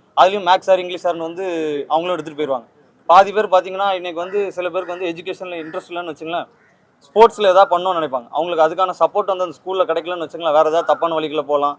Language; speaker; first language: Tamil; native; Tamil